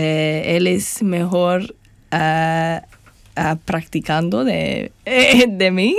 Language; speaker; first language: Spanish; non-native, learner; English